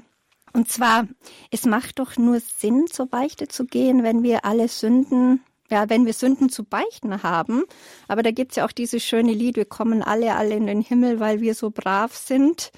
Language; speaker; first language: German; native; German